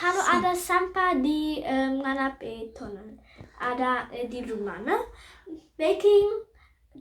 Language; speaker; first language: Indonesian; early bilingual, heritage; Indonesian